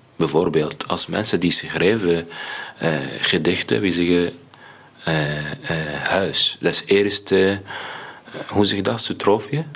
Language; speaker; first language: Dutch; non-native, learner; Arabic